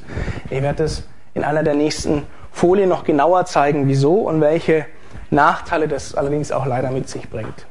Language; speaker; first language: German; native; German